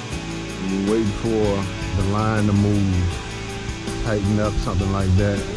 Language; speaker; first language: English; native; English